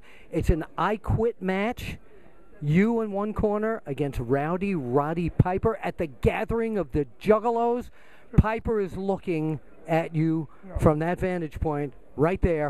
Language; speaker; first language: English; native; English